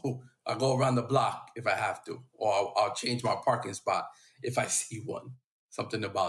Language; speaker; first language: English; native; English